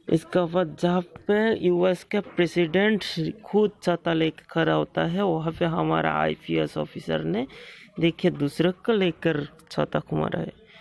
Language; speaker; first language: Hindi; non-native, local second language; Bangla